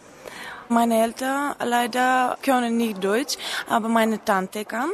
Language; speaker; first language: German; non-native, learner; Bulgarian